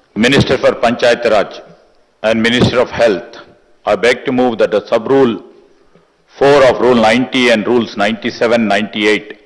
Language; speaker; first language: English; non-native, local second language; Telugu